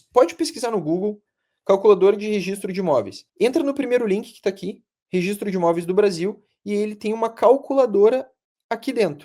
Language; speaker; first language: Portuguese; native; Portuguese